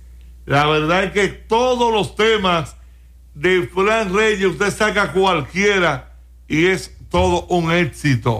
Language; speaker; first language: Spanish; native; Spanish